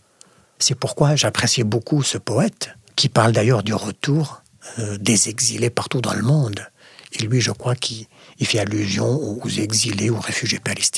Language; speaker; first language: French; non-native, fluent; Arabic